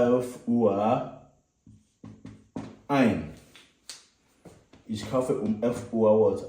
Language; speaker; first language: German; non-native, learner; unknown